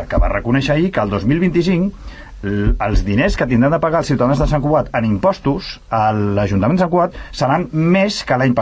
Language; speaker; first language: Catalan; native; Catalan